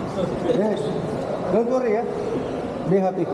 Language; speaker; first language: English; non-native, local second language; Filipino